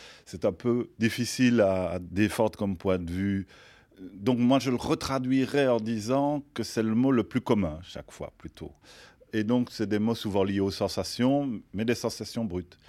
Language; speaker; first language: French; native; French